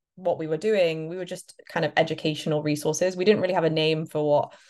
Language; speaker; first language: English; native; English